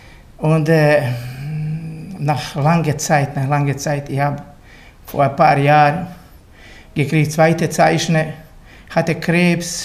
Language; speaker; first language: German; non-native, learner; Bosnian